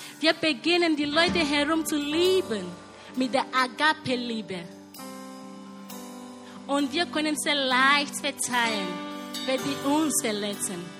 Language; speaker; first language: German; non-native, learner; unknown